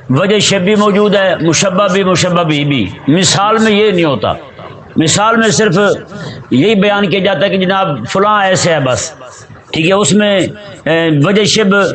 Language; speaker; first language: Urdu; non-native, local second language; Punjabi